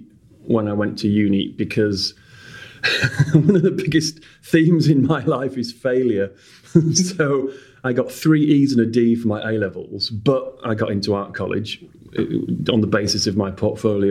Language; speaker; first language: English; native; English